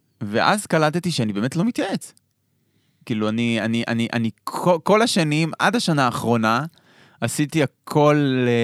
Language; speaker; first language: Hebrew; native; Hebrew